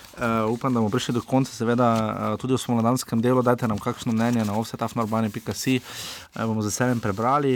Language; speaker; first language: Slovenian; native; Slovenian